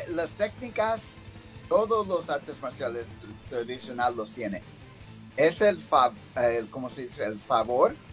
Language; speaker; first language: Spanish; early bilingual, heritage; Spanish